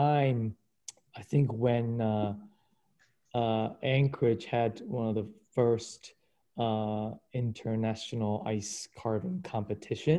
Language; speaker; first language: English; early bilingual, other home language; Japanese